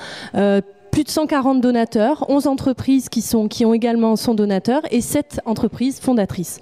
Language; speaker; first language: French; native; French